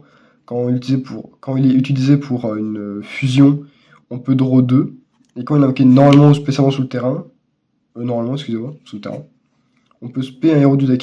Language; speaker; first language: French; native; French